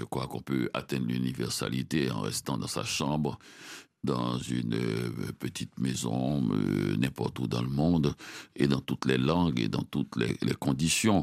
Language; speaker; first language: French; non-native, local second language; Haitian Creole